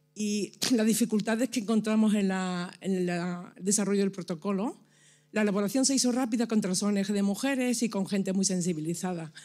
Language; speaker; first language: Spanish; native; Spanish